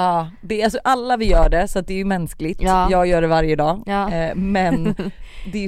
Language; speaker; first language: Swedish; native; Swedish